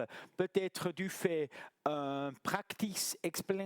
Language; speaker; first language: French; non-native, local second language; German